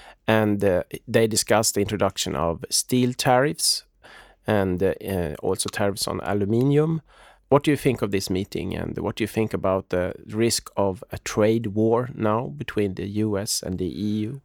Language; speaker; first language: English; non-native, fluent; Swedish